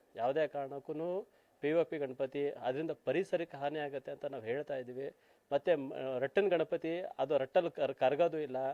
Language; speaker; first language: Kannada; native; Kannada